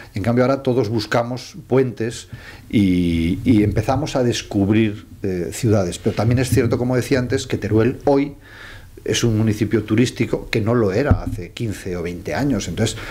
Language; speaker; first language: Spanish; native; Spanish